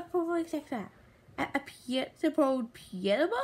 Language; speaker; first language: English; native; English